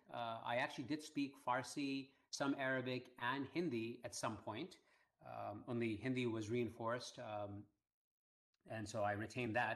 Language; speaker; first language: English; early bilingual, other home language; Hindi